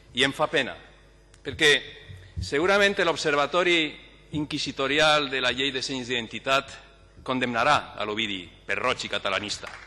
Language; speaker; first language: Catalan; non-native, local second language; Spanish